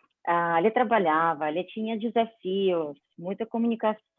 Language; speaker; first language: Portuguese; non-native, fluent; Ukrainian